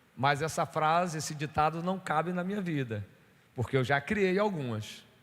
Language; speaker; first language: Portuguese; native; Portuguese